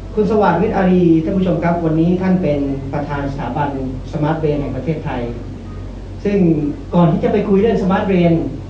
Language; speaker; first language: Thai; native; Thai